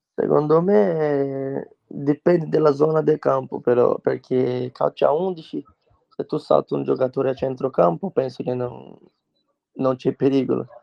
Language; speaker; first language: Italian; non-native, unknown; Portuguese